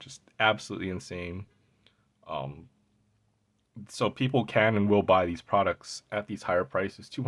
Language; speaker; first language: English; native; English